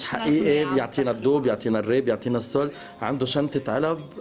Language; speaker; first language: Arabic; native; Arabic